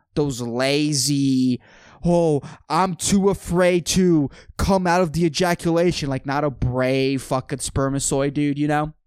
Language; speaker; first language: English; native; English